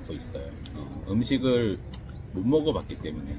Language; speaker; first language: Korean; native; Korean